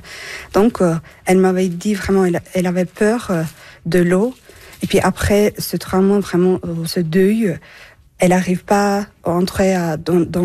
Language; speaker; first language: French; non-native, fluent; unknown